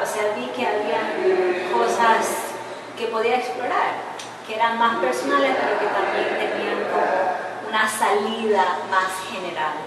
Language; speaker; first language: Spanish; early bilingual, heritage; English